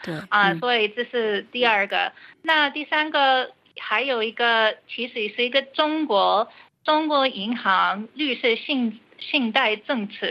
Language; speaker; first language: Chinese; early bilingual, heritage; Chinese